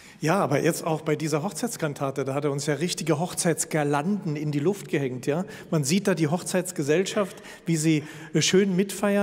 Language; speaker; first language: German; native; German